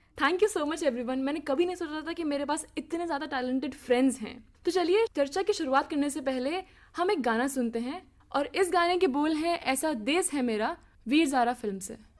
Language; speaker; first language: Hindi; native; Hindi